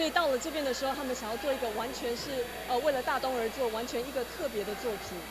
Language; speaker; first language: Chinese; native; Chinese